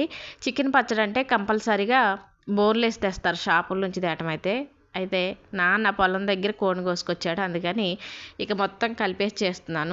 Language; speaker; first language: Telugu; native; Telugu